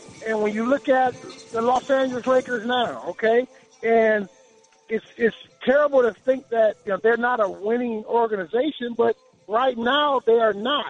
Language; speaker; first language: English; native; English